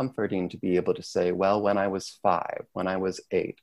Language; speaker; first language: English; native; English